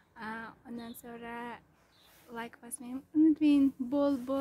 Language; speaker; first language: Turkish; non-native, learner; Uzbek